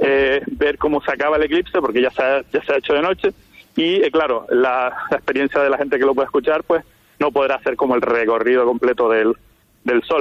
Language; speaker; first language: Spanish; non-native, local second language; Catalan